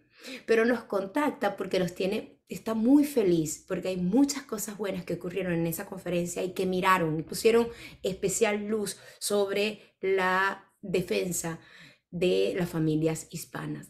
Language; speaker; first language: Spanish; native; Spanish